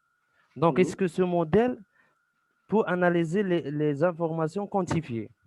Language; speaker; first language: French; non-native, local second language; Arabic